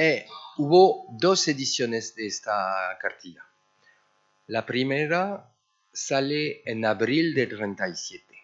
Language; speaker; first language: Spanish; early bilingual, heritage; French